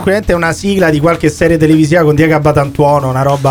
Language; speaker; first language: Italian; native; Italian